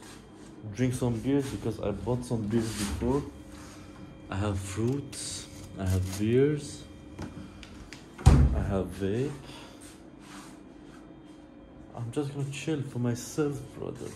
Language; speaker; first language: English; non-native, fluent; Persian